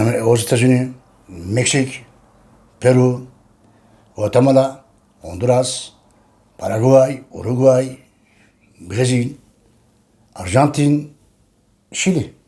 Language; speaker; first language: French; non-native, learner; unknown